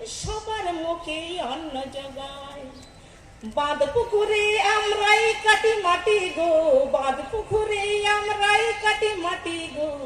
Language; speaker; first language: Bangla; non-native, local second language; Santali